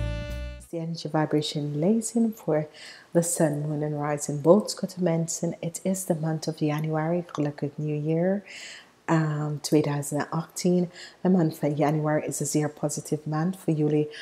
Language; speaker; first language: Dutch; non-native, fluent; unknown